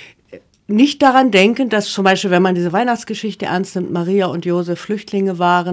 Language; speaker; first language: German; native; German